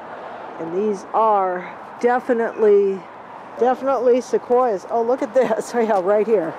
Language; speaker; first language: English; native; English